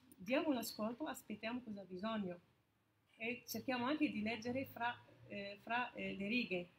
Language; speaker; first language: Italian; non-native, fluent; Arabic